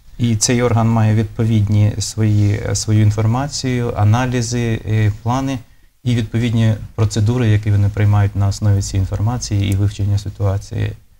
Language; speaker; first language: Ukrainian; native; Ukrainian